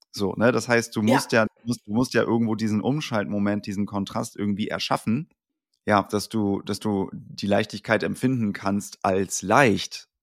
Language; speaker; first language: German; native; German